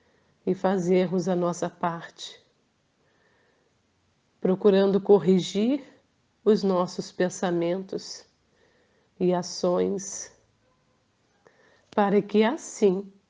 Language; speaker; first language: Portuguese; native; Portuguese